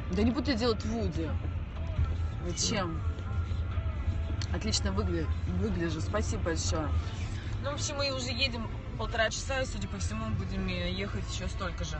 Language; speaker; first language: Russian; native; Russian